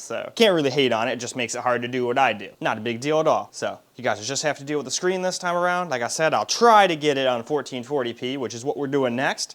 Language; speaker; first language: English; native; English